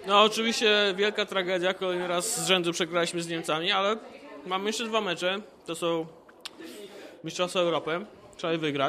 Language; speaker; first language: Polish; native; Polish